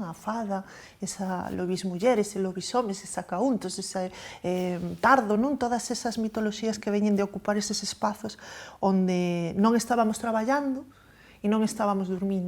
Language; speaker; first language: Galician; native; Galician